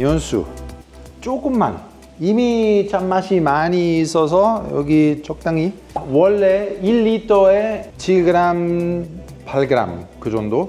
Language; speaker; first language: Korean; non-native, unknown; Italian